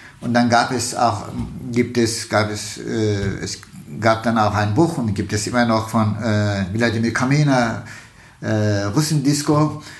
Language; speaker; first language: German; non-native, fluent; Turkish